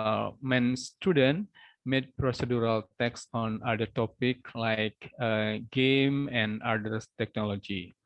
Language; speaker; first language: English; non-native, local second language; Indonesian